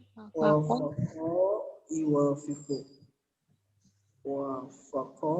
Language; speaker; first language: Arabic; non-native, fluent; Indonesian